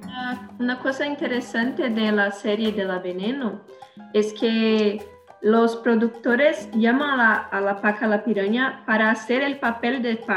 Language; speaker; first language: Spanish; non-native, learner; Portuguese